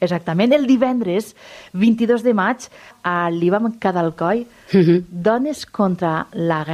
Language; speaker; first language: Catalan; native; Catalan